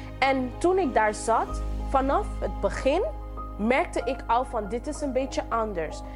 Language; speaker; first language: Dutch; non-native, local second language; English